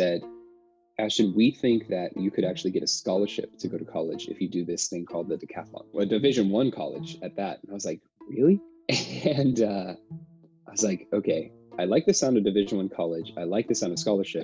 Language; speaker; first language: English; native; English